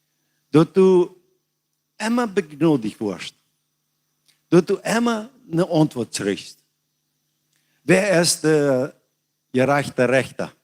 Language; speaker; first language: German; non-native, learner; Plautdietsch